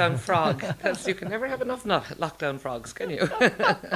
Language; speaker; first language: English; native; English